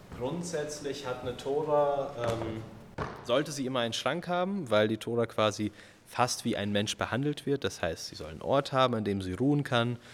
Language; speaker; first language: German; early bilingual, other home language; Russian